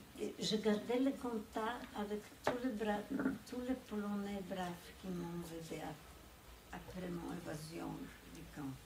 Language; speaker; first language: French; non-native, fluent; Polish